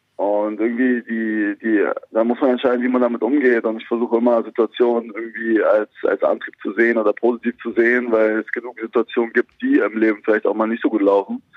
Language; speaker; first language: German; native; German